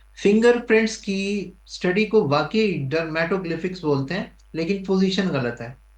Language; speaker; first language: Urdu; non-native, local second language; Punjabi